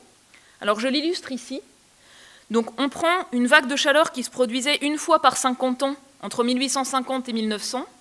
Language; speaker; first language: French; native; French